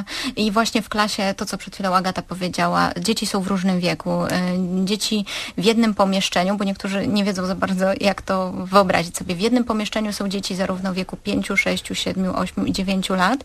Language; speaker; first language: Polish; native; Polish